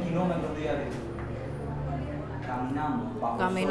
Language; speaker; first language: Spanish; non-native, learner; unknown